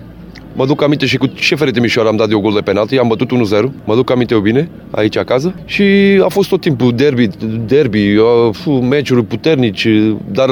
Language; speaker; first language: Romanian; non-native, fluent; Portuguese